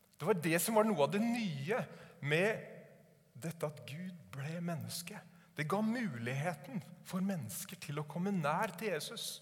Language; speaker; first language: Norwegian; native; Norwegian